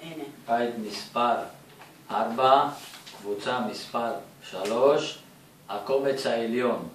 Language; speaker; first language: Hebrew; native; Hebrew